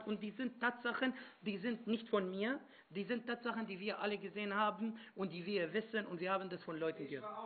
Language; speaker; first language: German; non-native, fluent; Arabic